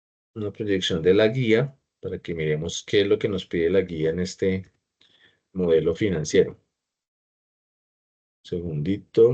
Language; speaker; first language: Spanish; native; Spanish